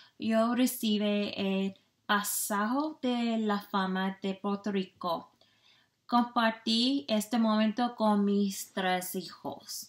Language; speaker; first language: Spanish; non-native, learner; English